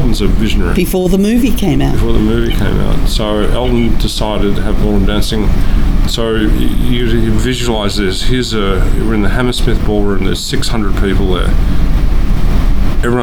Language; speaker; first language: English; native; English